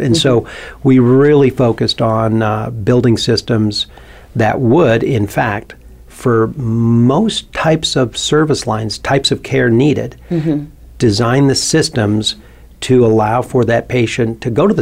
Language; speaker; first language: English; native; English